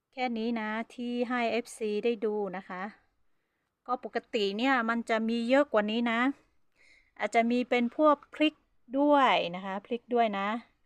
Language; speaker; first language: Thai; non-native, local second language; Hmong